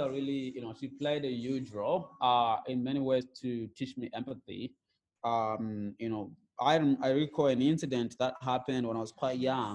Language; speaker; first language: English; non-native, local second language; Shona